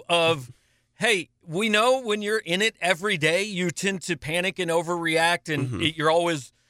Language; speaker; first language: English; native; English